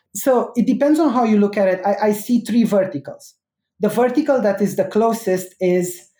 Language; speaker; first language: English; non-native, fluent; Romanian